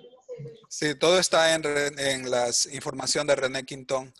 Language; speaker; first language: Portuguese; non-native, learner; Spanish